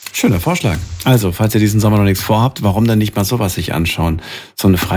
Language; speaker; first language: German; native; German